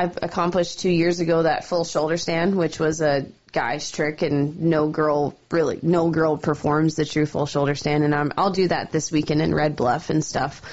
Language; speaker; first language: English; native; English